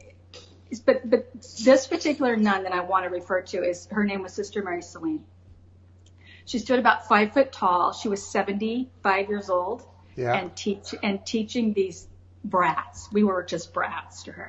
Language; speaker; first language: English; native; English